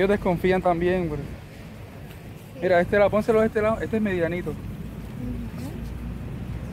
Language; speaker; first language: Spanish; native; Spanish